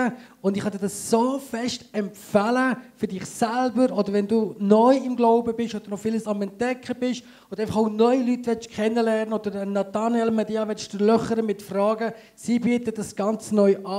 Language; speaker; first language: German; native; German